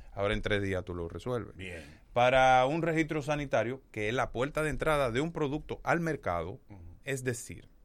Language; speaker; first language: Spanish; native; Spanish